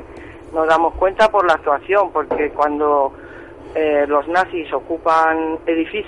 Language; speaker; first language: Spanish; native; Spanish